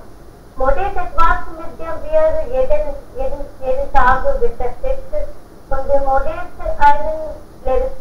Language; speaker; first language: German; non-native, learner; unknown